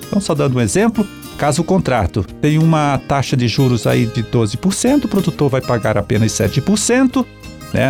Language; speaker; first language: Portuguese; native; Portuguese